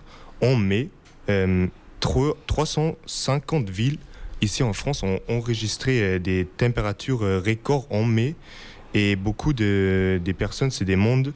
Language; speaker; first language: French; non-native, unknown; German